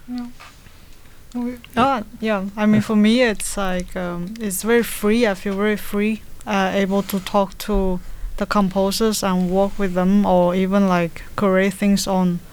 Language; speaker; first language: English; non-native, learner; Chinese